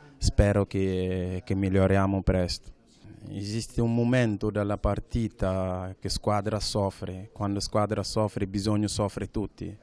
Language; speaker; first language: Italian; non-native, learner; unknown